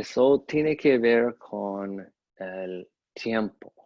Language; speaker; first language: Spanish; non-native, fluent; English